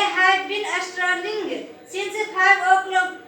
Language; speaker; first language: English; non-native, learner; Hindi